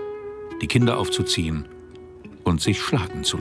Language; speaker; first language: German; native; German